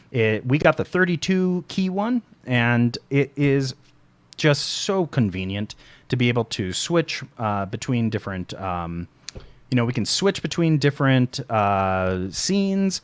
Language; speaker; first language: English; native; English